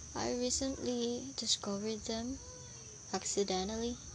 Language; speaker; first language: English; non-native, local second language; Filipino